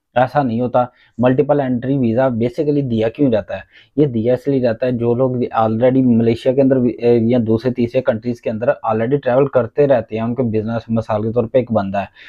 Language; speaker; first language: Urdu; non-native, local second language; Punjabi